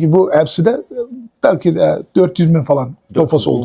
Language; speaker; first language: Turkish; non-native, learner; Uyghur